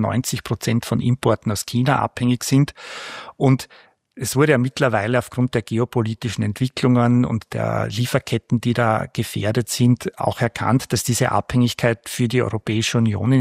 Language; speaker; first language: German; native; German